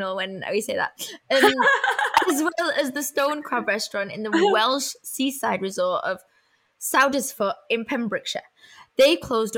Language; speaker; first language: English; native; English